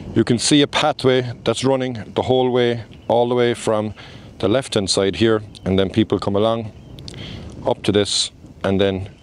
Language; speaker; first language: English; native; English